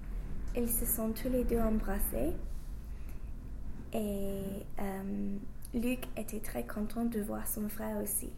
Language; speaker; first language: French; non-native, learner; English